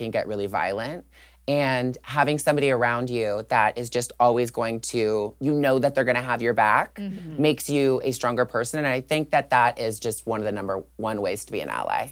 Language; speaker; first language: English; native; English